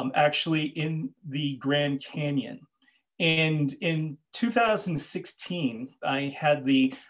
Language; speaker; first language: English; native; English